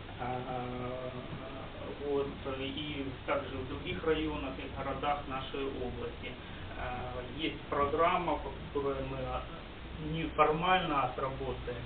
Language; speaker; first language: Russian; non-native, local second language; Ukrainian